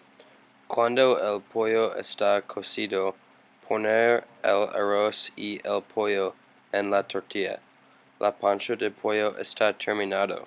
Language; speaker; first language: Spanish; non-native, learner; English